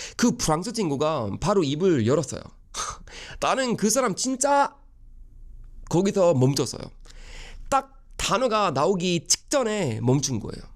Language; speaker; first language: Korean; non-native, fluent; Swedish